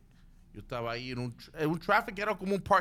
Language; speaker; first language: Spanish; early bilingual, heritage; Spanish